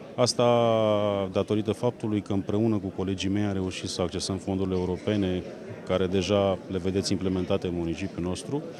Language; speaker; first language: Romanian; native; Romanian